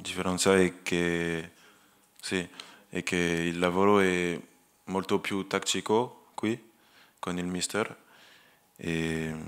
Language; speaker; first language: Italian; non-native, learner; French